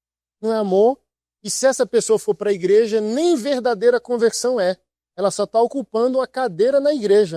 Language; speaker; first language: Portuguese; native; Portuguese